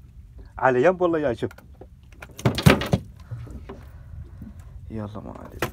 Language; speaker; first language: Arabic; native; Arabic